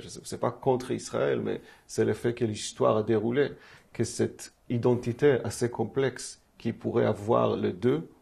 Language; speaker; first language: French; non-native, fluent; Hebrew